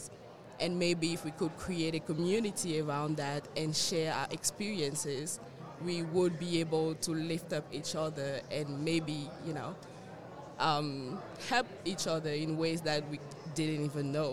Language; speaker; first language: English; non-native, local second language; French